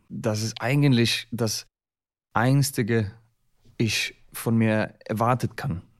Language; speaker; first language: German; non-native, learner; Icelandic